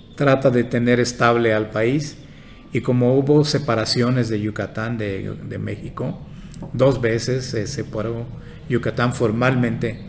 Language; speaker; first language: Spanish; non-native, local second language; Yucateco